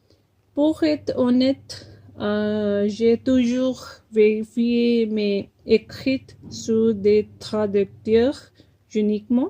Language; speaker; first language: French; non-native, fluent; Punjabi